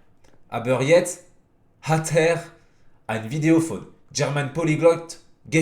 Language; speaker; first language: German; non-native, fluent; French